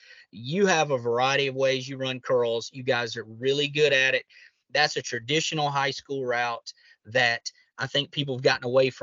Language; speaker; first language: English; native; English